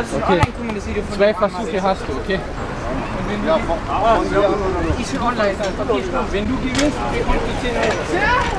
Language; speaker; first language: German; early bilingual, heritage; Turkish